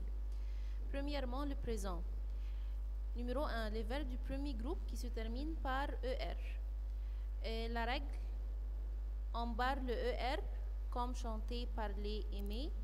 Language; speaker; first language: French; non-native, fluent; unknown